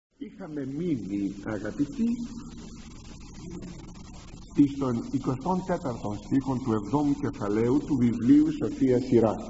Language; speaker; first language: Greek; native; Greek